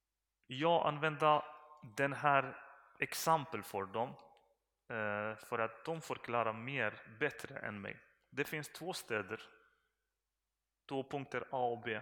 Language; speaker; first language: Swedish; non-native, learner; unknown